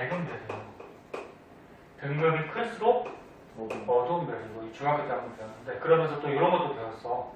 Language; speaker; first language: Korean; native; Korean